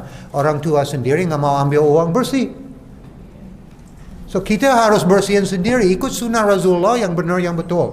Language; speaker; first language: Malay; non-native, fluent; English